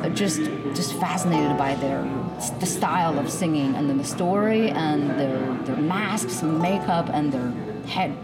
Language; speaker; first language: English; non-native, fluent; Chinese